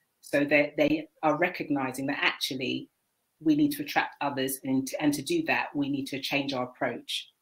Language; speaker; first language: English; native; English